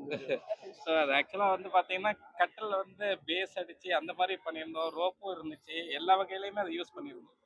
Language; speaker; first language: Tamil; native; Tamil